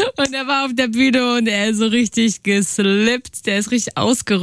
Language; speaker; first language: German; native; German